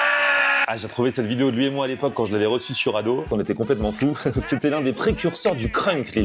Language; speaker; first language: French; native; French